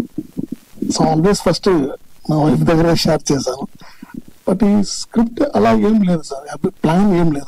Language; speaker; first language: Telugu; non-native, learner; Tamil